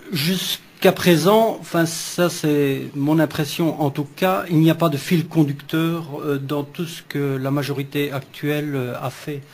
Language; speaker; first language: French; native; French